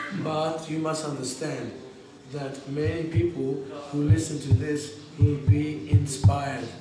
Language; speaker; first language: English; non-native, learner; Russian